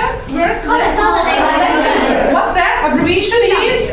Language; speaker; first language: English; non-native, fluent; Azerbaijani